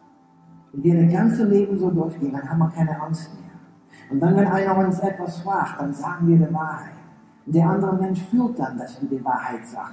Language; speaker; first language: German; early bilingual, heritage; English